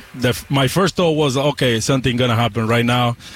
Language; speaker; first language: English; non-native, learner; Spanish